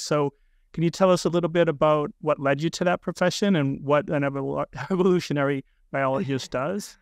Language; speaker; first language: English; native; English